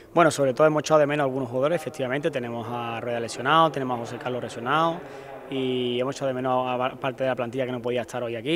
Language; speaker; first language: Spanish; native; Spanish